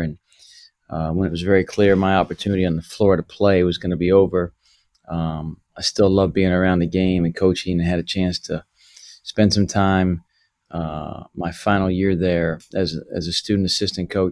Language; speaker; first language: English; native; English